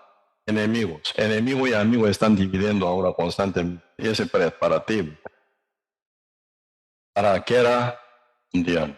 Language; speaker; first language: Spanish; non-native, learner; Korean